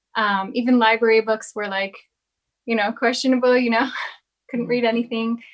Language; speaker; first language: English; native; English